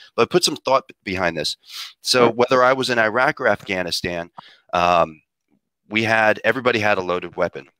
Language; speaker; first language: English; native; English